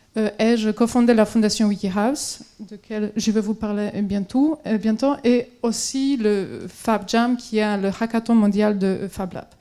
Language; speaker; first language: French; non-native, fluent; Polish